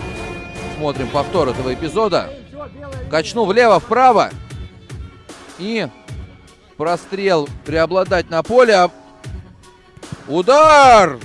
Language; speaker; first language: Russian; native; Russian